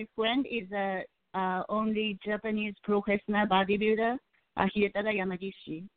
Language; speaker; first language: English; non-native, learner; Japanese